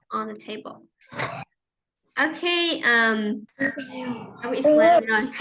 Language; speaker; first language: English; non-native, fluent; Vietnamese